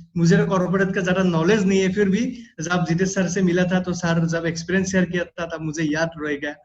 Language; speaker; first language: Hindi; non-native, local second language; Assamese